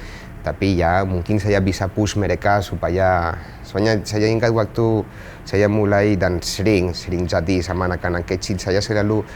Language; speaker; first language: Indonesian; non-native, fluent; Spanish